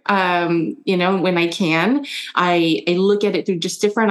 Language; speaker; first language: English; early bilingual, other home language; German